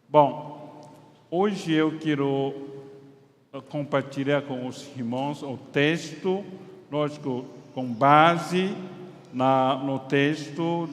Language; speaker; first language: Portuguese; non-native, fluent; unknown